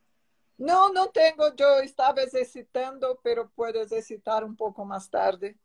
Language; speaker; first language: Spanish; non-native, learner; Portuguese